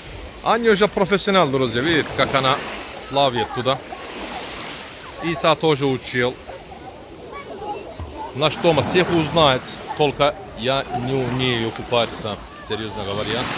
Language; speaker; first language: Russian; non-native, learner; Turkish